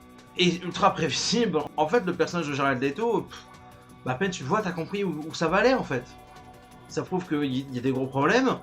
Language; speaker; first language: French; native; French